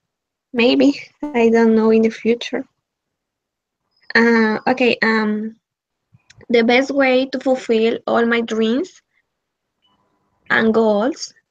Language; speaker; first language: English; non-native, learner; Spanish